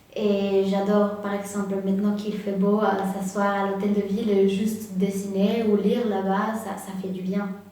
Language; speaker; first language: French; non-native, fluent; Spanish